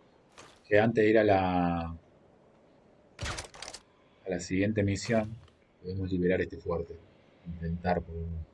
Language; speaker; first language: Spanish; native; Spanish